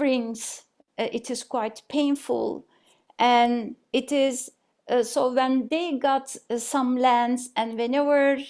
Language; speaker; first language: English; non-native, fluent; Turkish